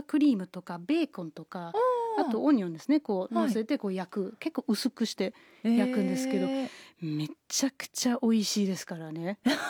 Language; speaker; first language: Japanese; non-native, fluent; German